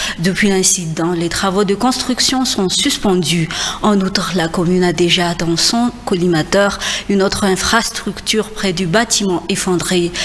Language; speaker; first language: French; non-native, local second language; Malagasy